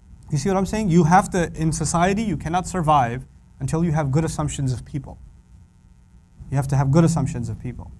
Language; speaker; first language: English; native; English